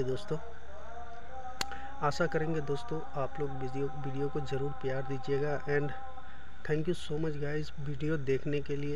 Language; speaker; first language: Hindi; native; Hindi